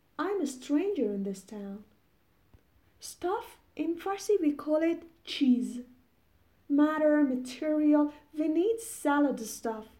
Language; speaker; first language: English; non-native, fluent; Persian